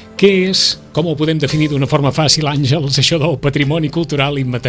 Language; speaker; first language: Catalan; native; Catalan